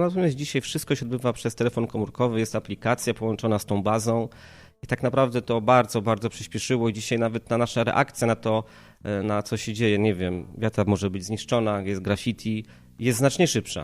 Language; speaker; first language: Polish; native; Polish